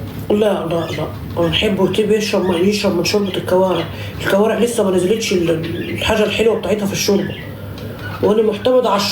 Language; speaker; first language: Arabic; native; Arabic